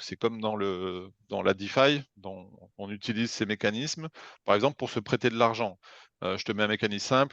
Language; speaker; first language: French; native; French